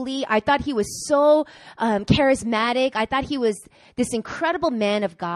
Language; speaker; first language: English; native; English